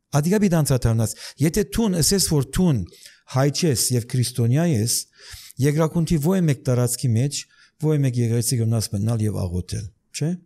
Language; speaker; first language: Armenian; early bilingual, heritage; Armenian